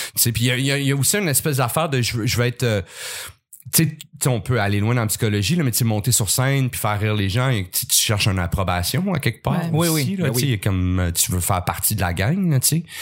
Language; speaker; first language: French; native; French